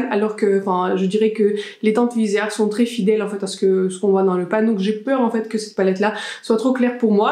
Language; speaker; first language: French; native; French